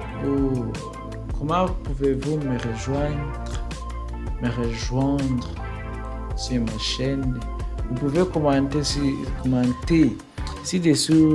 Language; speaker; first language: French; non-native, learner; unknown